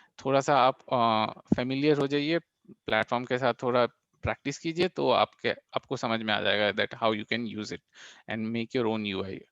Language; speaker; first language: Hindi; non-native, local second language; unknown